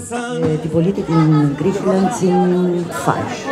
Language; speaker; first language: German; non-native, fluent; Greek